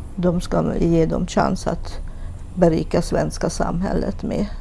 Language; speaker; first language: Swedish; non-native, fluent; Hungarian